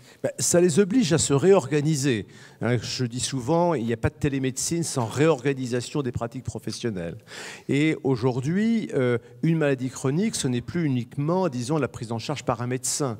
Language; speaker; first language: French; native; French